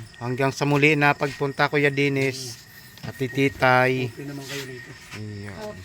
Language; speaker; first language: Filipino; non-native, local second language; Hiligaynon